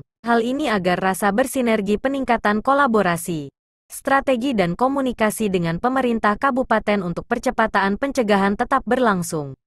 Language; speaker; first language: Indonesian; native; Indonesian